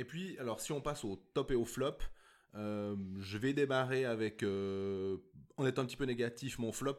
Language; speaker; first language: French; native; French